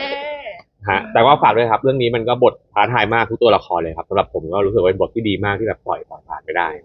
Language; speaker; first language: Thai; native; Thai